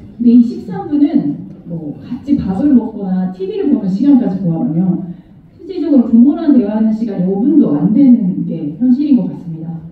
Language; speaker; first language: Korean; non-native, fluent; Japanese